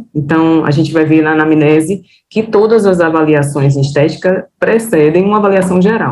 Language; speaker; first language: Portuguese; native; Portuguese